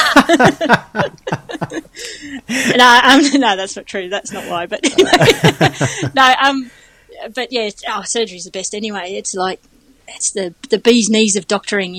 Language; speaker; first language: English; native; English